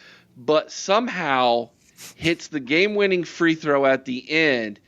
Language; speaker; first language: English; native; English